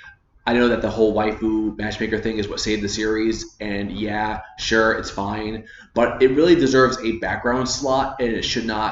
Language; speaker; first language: English; native; English